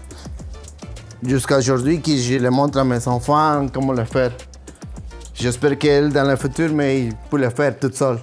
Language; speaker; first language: French; non-native, learner; Spanish